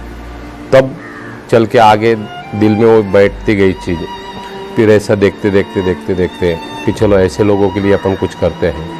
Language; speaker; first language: Hindi; native; Hindi